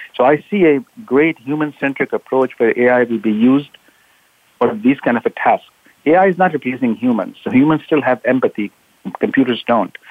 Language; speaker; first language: English; non-native, local second language; Urdu